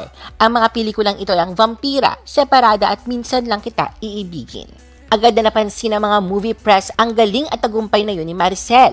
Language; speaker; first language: Filipino; native; Filipino